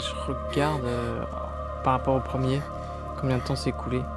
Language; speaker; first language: French; native; French